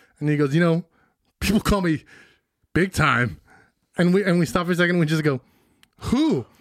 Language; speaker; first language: English; native; English